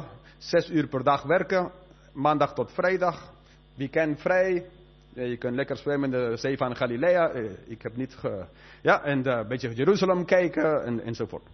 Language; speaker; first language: Dutch; non-native, fluent; English